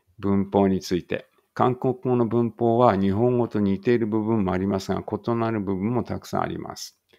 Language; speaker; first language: Japanese; native; Japanese